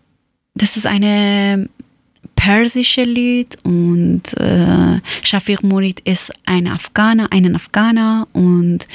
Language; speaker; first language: German; non-native, learner; Persian